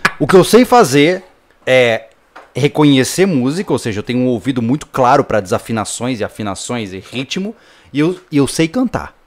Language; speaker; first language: Portuguese; native; Portuguese